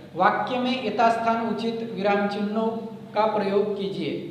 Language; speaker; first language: Hindi; non-native, local second language; Marathi